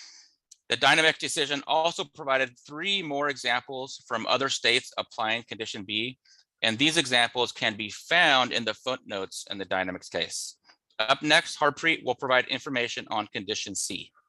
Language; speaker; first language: English; native; English